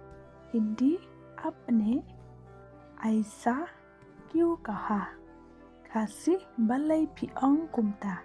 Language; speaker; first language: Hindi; non-native, local second language; Khasi